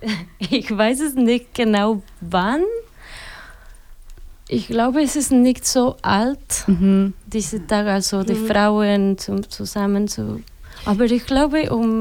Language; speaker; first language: German; non-native, learner; Spanish